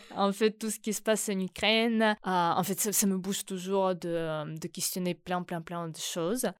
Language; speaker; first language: French; non-native, fluent; Ukrainian